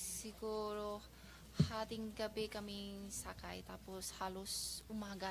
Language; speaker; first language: Filipino; non-native, learner; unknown